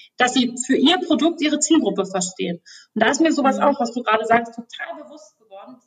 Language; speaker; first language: German; native; German